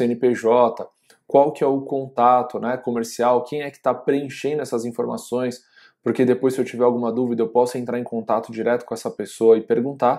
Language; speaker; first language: Portuguese; native; Portuguese